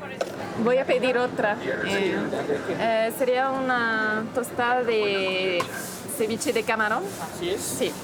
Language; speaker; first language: Spanish; non-native, learner; French